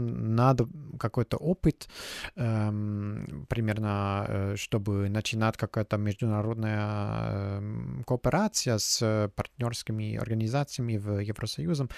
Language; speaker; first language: Russian; non-native, fluent; German